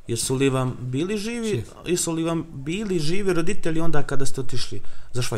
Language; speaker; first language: Croatian; native; Croatian